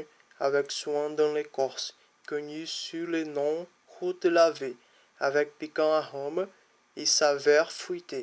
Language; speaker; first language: French; non-native, learner; Portuguese